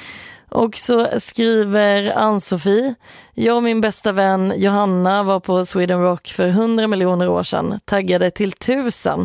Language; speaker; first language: Swedish; native; Swedish